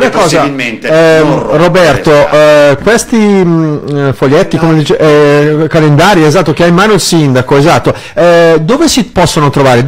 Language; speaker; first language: Italian; native; Italian